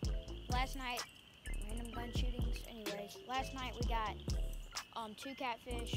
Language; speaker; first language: English; native; English